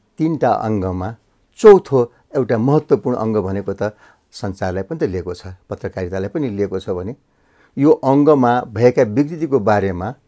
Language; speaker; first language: Nepali; native; Nepali